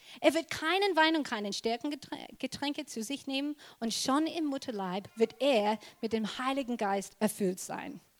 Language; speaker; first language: German; non-native, fluent; English